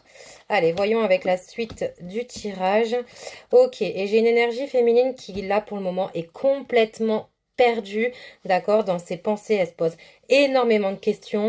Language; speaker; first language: French; native; French